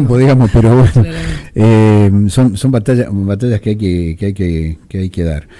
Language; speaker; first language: Spanish; native; Spanish